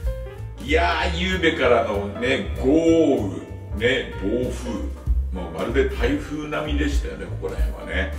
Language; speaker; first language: Japanese; native; Japanese